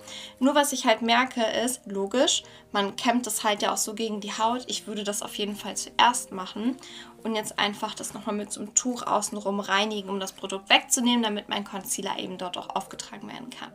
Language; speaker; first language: German; native; German